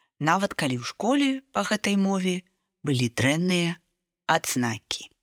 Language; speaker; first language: Belarusian; non-native, local second language; Russian